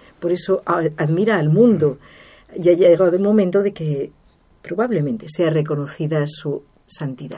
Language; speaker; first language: Spanish; native; Spanish